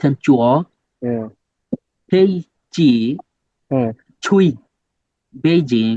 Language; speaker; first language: Chinese; non-native, learner; Bangla